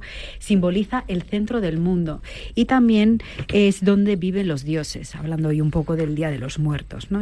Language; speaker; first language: Spanish; native; Spanish